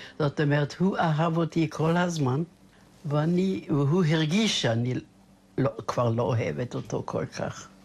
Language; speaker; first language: Hebrew; non-native, fluent; German